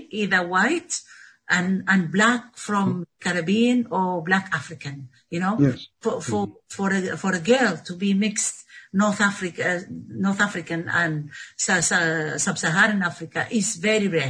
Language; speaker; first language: English; non-native, fluent; Arabic